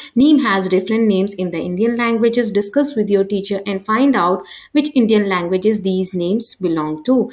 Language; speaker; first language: Hindi; native; Hindi